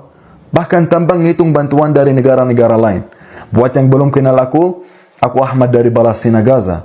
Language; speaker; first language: Indonesian; non-native, fluent; Arabic